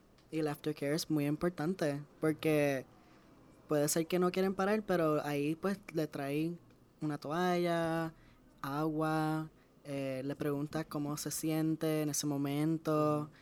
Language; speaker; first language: Spanish; native; Spanish